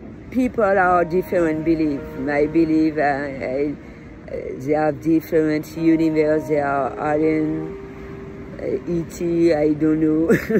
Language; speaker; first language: English; non-native, learner; French